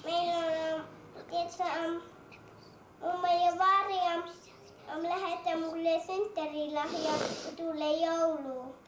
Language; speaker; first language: Finnish; early bilingual, heritage; English